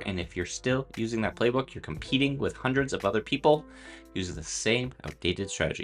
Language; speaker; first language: English; native; English